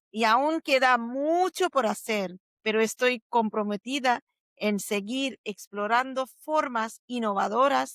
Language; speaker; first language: Spanish; non-native, fluent; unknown